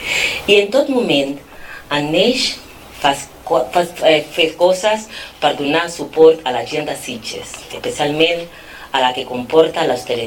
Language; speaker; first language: Catalan; non-native, fluent; Spanish